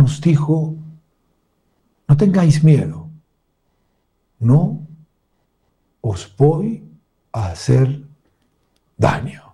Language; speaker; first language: Spanish; native; Spanish